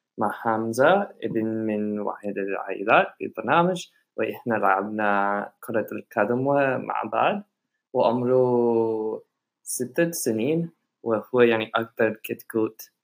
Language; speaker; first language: Arabic; non-native, learner; English